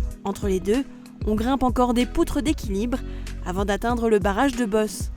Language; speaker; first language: French; native; French